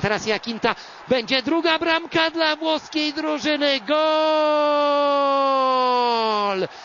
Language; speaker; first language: Polish; native; Polish